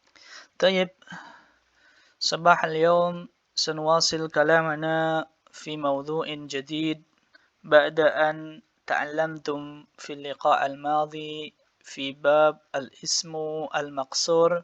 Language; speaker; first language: Arabic; non-native, fluent; Indonesian